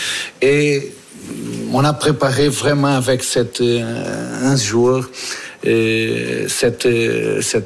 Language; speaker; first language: French; non-native, learner; Portuguese